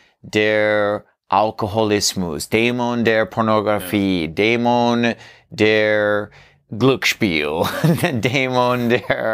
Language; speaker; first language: German; non-native, learner; English